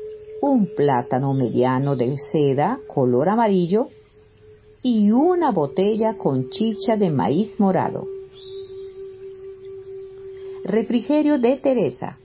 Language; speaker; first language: Spanish; native; Spanish